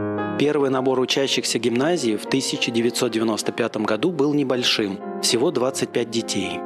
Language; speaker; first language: Russian; native; Russian